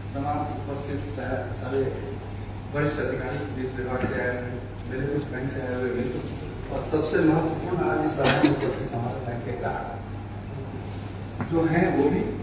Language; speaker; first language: Hindi; native; Hindi